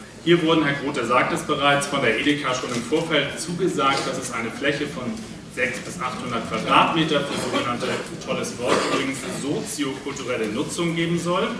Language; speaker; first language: German; native; German